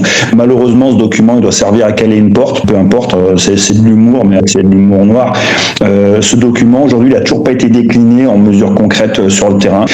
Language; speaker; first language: French; native; French